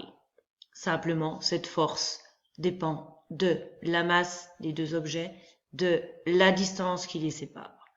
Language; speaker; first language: French; native; French